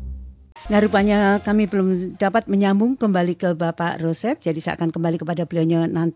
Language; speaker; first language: Indonesian; native; Indonesian